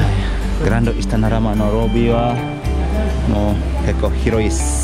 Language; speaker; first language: Japanese; non-native, fluent; Indonesian